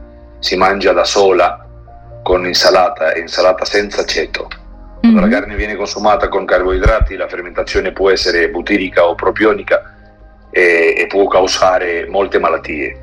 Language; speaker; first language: Italian; non-native, learner; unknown